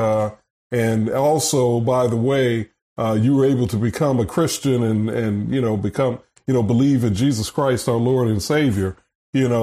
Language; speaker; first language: English; native; English